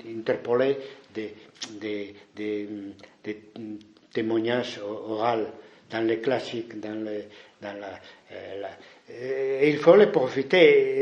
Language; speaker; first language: French; non-native, fluent; Spanish